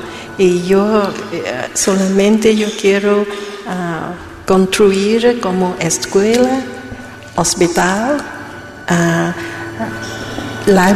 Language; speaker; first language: Spanish; non-native, learner; Vietnamese